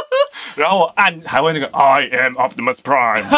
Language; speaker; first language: Chinese; native; Chinese